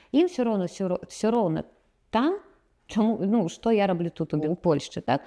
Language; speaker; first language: Belarusian; non-native, local second language; Russian